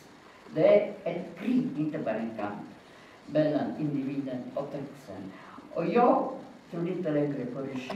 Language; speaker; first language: Swedish; non-native, fluent; Italian